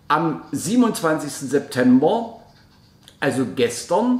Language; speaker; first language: German; native; German